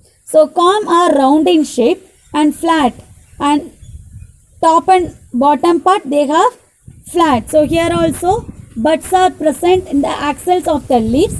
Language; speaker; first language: English; non-native, local second language; Tamil